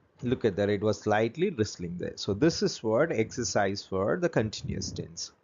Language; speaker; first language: English; non-native, local second language; Tamil